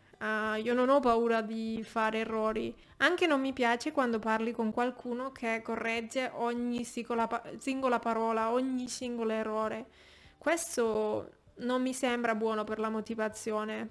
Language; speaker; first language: Italian; non-native, fluent; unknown